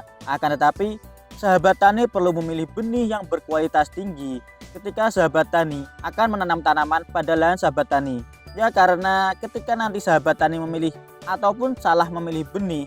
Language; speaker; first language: Indonesian; native; Indonesian